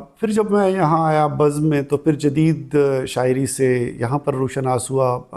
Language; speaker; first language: Urdu; non-native, local second language; Pashto